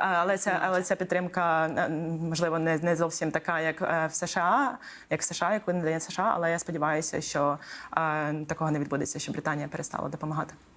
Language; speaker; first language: Ukrainian; native; Ukrainian